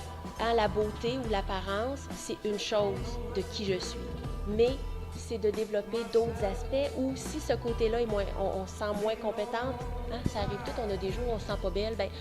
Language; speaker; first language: French; native; French